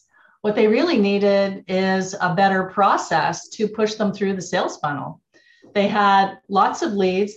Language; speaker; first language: English; native; English